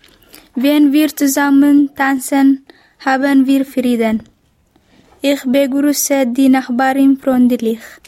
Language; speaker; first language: German; non-native, learner; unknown